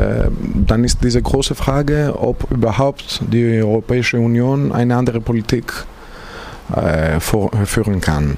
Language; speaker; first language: German; non-native, fluent; Greek